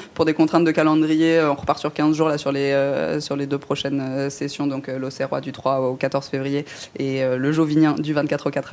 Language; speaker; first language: French; native; French